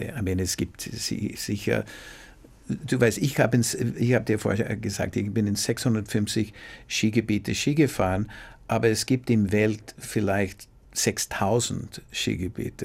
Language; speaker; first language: German; non-native, fluent; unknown